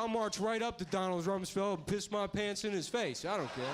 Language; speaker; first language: English; native; English